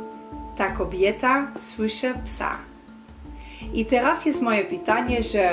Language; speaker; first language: Polish; non-native, learner; Dutch